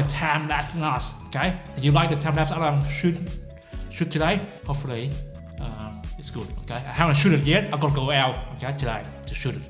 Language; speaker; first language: English; non-native, fluent; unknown